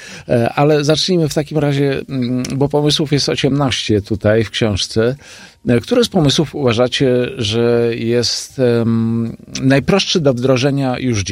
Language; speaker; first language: Polish; native; Polish